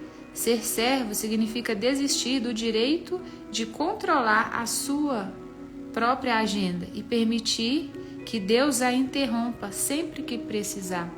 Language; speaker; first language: Portuguese; native; Portuguese